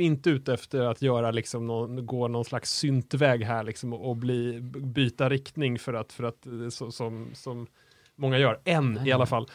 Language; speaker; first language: Swedish; native; Swedish